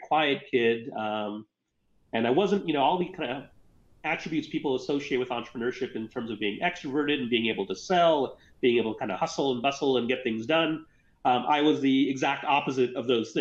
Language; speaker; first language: English; early bilingual, other home language; Gujarati